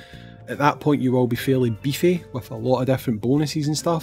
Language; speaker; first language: English; native; English